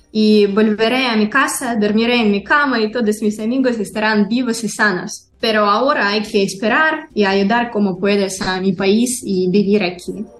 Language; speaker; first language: Spanish; non-native, fluent; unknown